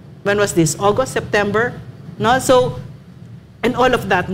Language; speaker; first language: English; non-native, local second language; Filipino